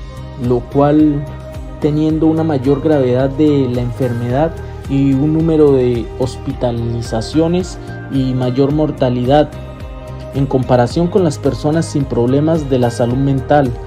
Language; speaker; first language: Spanish; native; Spanish